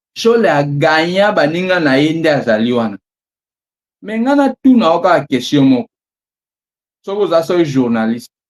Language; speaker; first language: Lingala; native; Lingala